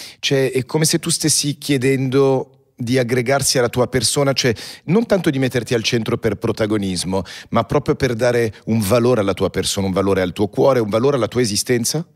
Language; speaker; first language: Italian; early bilingual, heritage; Italian